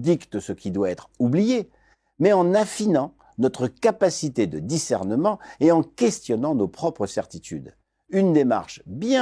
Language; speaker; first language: French; native; French